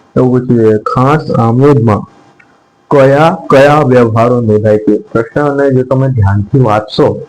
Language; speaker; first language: Gujarati; native; Gujarati